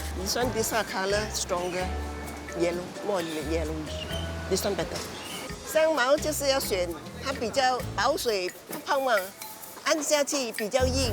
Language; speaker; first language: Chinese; non-native, local second language; Min Nan Chinese